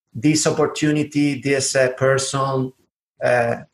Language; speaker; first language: English; non-native, fluent; Spanish